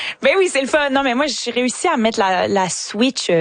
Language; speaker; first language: French; native; French